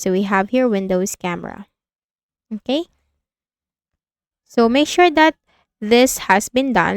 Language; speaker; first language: English; non-native, local second language; Filipino